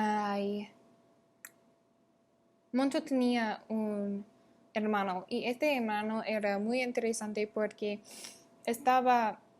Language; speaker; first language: Spanish; non-native, learner; English